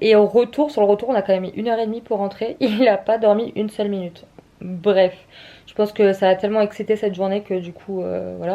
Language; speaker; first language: French; native; French